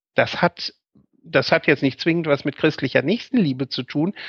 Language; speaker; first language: German; native; German